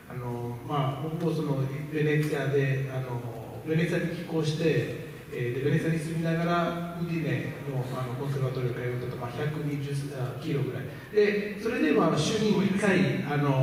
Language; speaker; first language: Japanese; non-native, fluent; Italian